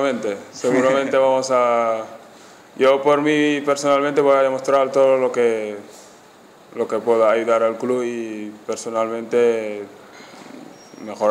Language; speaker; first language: Spanish; non-native, fluent; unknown